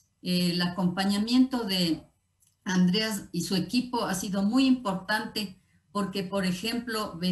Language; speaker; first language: Spanish; native; Spanish